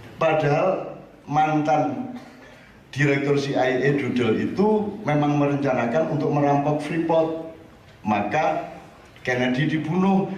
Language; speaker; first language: Indonesian; native; Indonesian